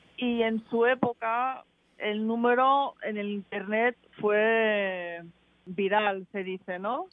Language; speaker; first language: Spanish; early bilingual, heritage; Spanish